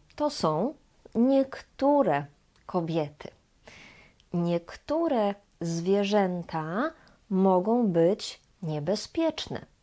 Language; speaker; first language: Polish; native; Polish